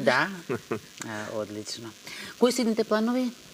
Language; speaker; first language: Macedonian; native; Macedonian